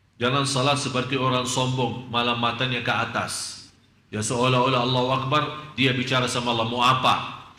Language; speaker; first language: Malay; non-native, fluent; Arabic